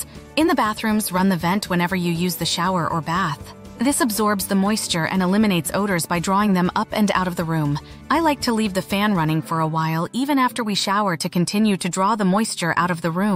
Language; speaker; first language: English; native; English